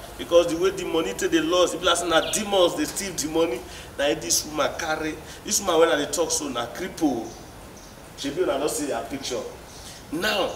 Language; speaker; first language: Nigerian Pidgin; native; Nigerian Pidgin